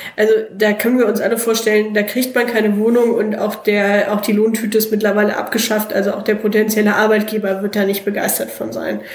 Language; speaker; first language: German; native; German